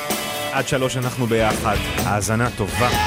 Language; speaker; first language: Hebrew; native; Hebrew